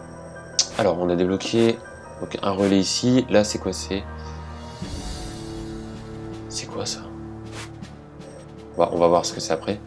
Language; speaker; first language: French; native; French